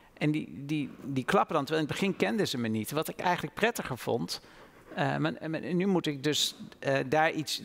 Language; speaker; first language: Dutch; native; Dutch